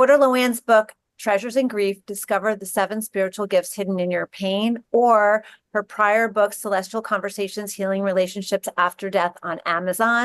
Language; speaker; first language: English; native; English